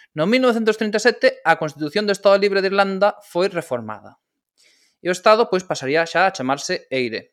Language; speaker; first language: Galician; non-native, local second language; Spanish